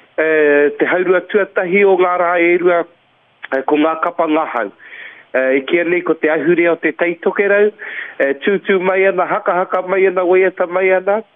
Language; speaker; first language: Māori; native; Māori